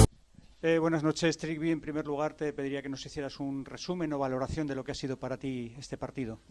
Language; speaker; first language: Spanish; native; Spanish